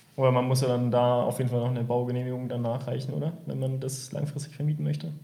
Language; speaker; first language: German; early bilingual, other home language; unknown